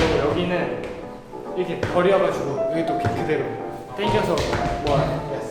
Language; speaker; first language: Korean; non-native, learner; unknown